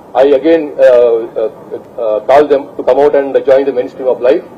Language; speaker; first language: English; non-native, local second language; Telugu